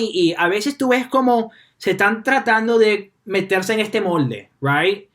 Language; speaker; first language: Spanish; early bilingual, heritage; Spanish